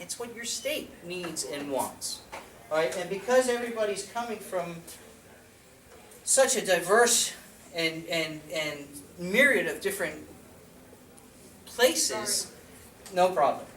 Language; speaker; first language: English; native; English